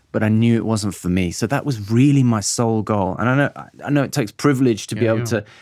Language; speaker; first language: English; native; English